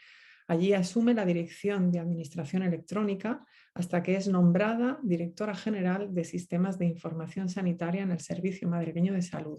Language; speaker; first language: Spanish; native; Spanish